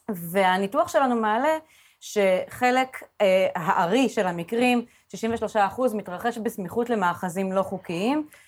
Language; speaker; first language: Hebrew; native; Hebrew